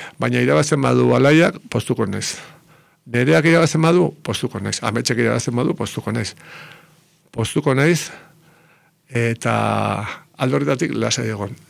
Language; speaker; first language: Basque; native; Basque